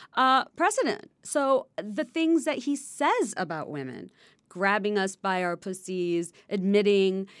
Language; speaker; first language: English; non-native, local second language; Bangla